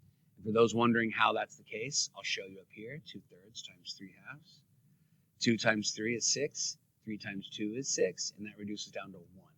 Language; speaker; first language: English; native; English